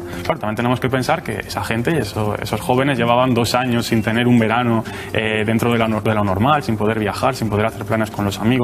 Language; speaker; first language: Spanish; native; Spanish